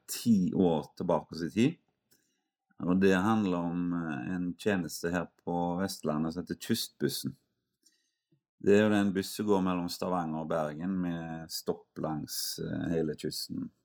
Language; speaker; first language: Norwegian; native; Norwegian